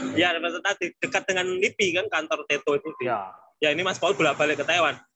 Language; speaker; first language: Indonesian; native; Indonesian